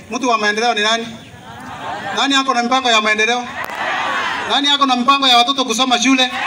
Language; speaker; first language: Swahili; non-native, local second language; Gusii